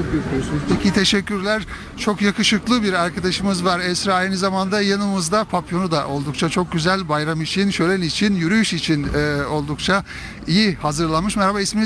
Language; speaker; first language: Turkish; native; Turkish